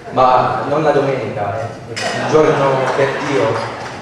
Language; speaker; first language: Italian; non-native, fluent; English